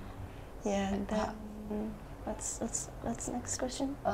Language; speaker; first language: English; non-native, learner; Japanese